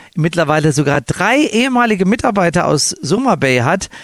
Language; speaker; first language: German; native; German